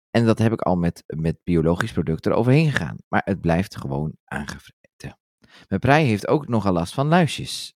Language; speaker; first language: Dutch; native; Dutch